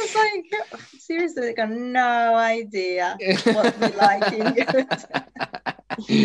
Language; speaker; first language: English; non-native, fluent; Italian